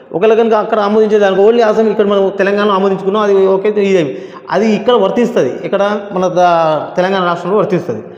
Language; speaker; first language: Telugu; non-native, local second language; Lambadi